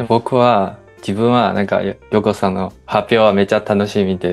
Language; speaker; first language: Japanese; non-native, learner; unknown